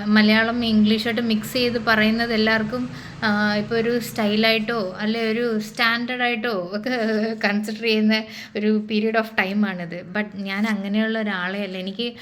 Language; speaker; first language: Malayalam; early bilingual, heritage; Malayalam